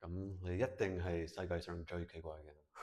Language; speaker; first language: Cantonese; non-native, fluent; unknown